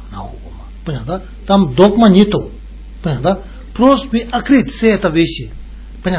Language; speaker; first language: Russian; non-native, learner; Tibetan